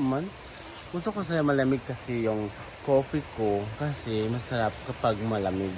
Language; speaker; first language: Filipino; non-native, local second language; Cebuano